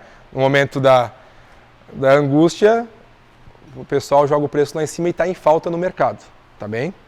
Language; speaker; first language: Portuguese; native; Portuguese